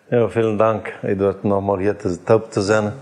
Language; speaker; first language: German; non-native, learner; Plautdietsch